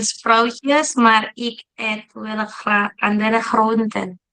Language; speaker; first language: Dutch; non-native, learner; Indonesian